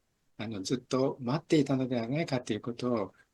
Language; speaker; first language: Japanese; native; Japanese